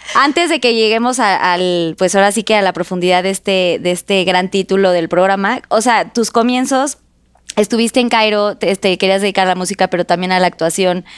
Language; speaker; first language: Spanish; native; Spanish